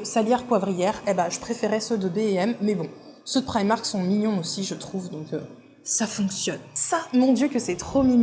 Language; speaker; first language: French; native; French